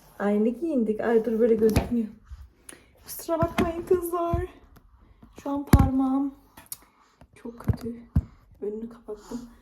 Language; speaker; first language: Turkish; early bilingual, heritage; Turkish